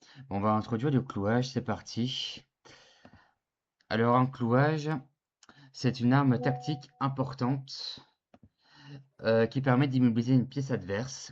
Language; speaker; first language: French; native; French